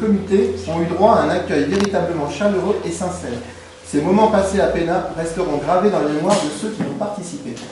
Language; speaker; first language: French; native; French